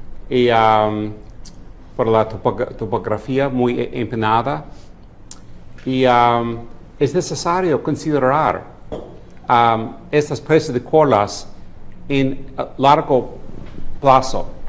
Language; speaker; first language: Spanish; non-native, fluent; English